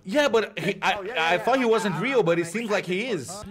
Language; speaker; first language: English; non-native, fluent; Portuguese